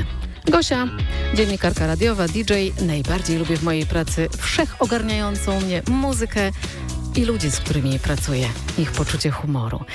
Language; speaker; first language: Polish; native; Polish